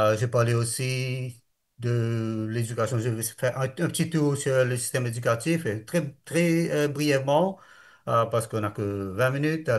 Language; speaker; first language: French; non-native, local second language; Morisyen